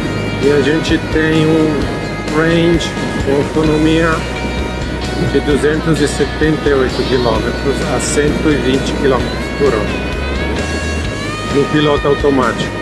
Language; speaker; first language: Portuguese; non-native, fluent; Italian